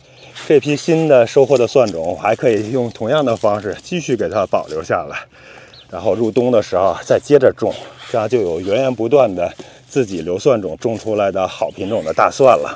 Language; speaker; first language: Chinese; native; Chinese